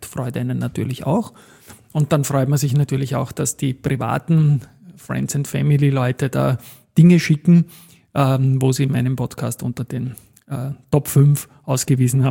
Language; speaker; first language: German; native; German